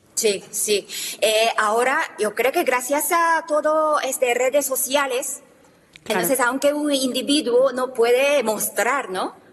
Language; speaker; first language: Spanish; non-native, fluent; Japanese